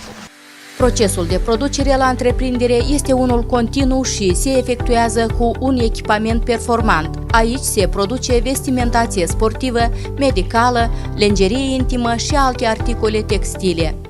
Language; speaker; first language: Romanian; native; Romanian